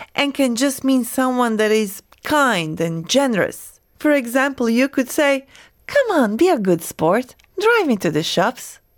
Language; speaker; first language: English; non-native, fluent; Croatian